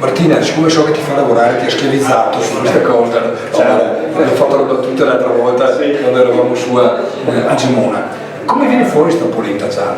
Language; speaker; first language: Italian; native; Italian